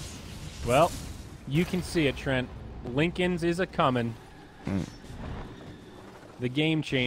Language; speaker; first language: English; native; English